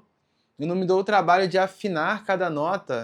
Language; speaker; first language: Portuguese; native; Portuguese